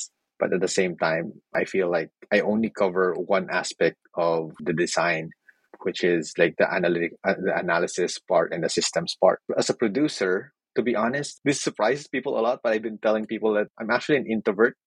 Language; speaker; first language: English; non-native, local second language; Filipino